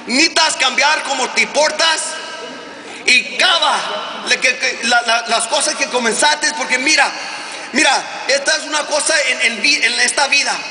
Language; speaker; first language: Spanish; early bilingual, heritage; Spanish